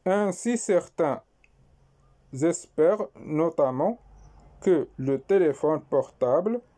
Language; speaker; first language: French; non-native, local second language; Arabic